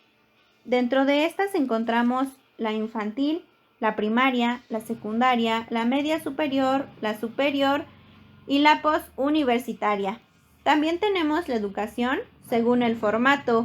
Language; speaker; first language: Spanish; native; Spanish